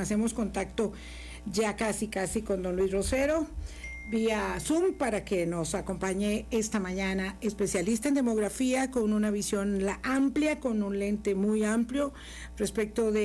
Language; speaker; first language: Spanish; native; Spanish